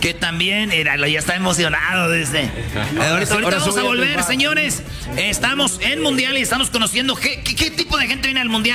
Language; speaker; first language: Spanish; native; Spanish